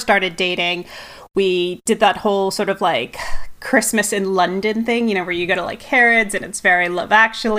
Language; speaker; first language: English; native; English